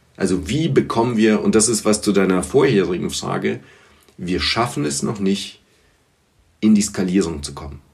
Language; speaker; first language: German; early bilingual, other home language; Bulgarian